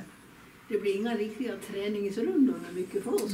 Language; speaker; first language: Swedish; native; Swedish